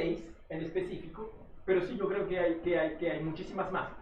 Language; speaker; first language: Spanish; non-native, fluent; Haitian Creole